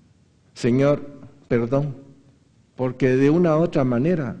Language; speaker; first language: Spanish; native; Spanish